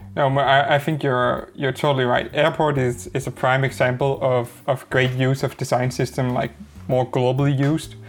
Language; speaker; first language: English; non-native, fluent; Danish